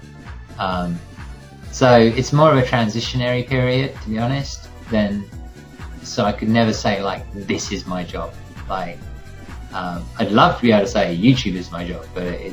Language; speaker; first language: English; native; English